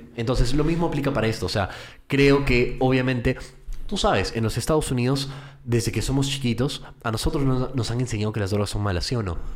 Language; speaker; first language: Spanish; early bilingual, heritage; Spanish